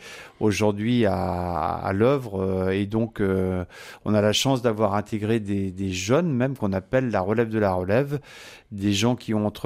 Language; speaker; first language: French; native; French